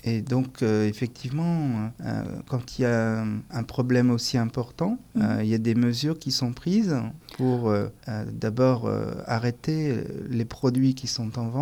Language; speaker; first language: French; native; French